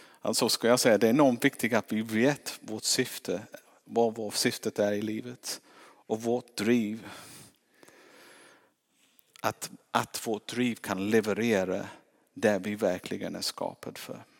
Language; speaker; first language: Swedish; non-native, fluent; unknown